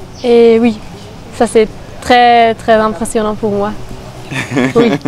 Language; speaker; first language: French; non-native, fluent; German